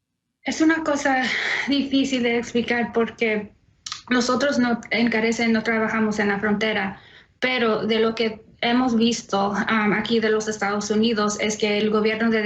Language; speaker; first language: Spanish; early bilingual, heritage; Spanish